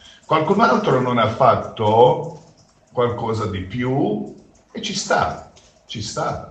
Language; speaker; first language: Italian; non-native, fluent; Croatian